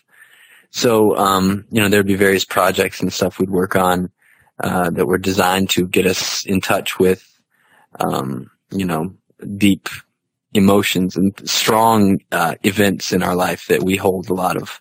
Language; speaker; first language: English; native; English